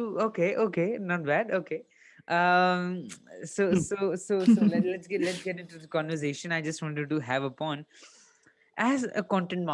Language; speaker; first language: English; non-native, local second language; Hindi